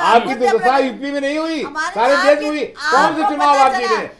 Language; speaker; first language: Hindi; native; Hindi